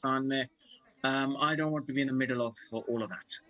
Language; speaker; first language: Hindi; early bilingual, heritage; English